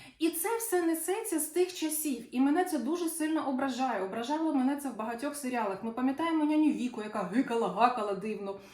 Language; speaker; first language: Ukrainian; non-native, local second language; Russian